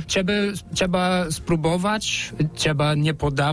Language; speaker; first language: Polish; non-native, fluent; English